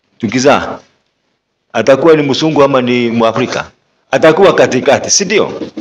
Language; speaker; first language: Swahili; non-native, local second language; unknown